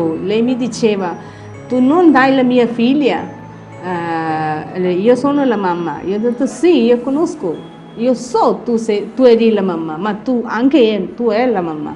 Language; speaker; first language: Italian; non-native, learner; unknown